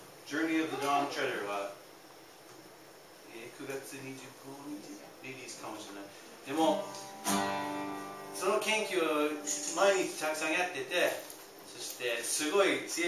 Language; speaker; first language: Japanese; non-native, fluent; English